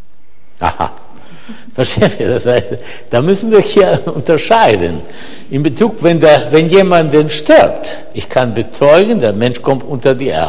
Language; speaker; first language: German; non-native, fluent; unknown